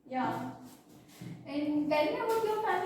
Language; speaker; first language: English; non-native, learner; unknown